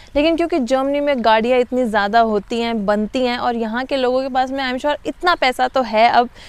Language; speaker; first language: Hindi; native; Hindi